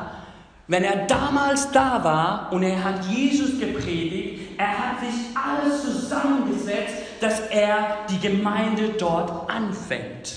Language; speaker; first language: German; non-native, fluent; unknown